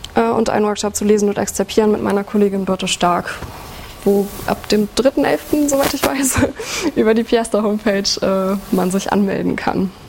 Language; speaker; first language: German; native; German